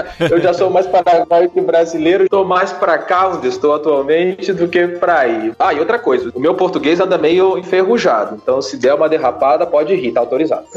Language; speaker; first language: Portuguese; native; Portuguese